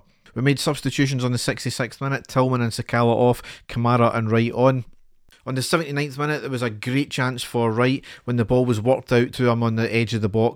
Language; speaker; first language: English; native; English